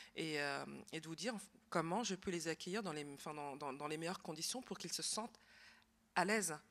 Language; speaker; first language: French; native; French